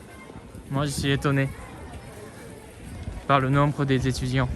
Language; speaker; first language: French; non-native, fluent; Japanese